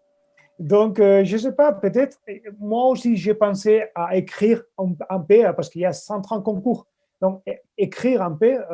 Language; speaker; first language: French; non-native, fluent; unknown